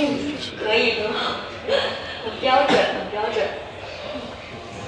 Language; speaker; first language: Chinese; native; Chinese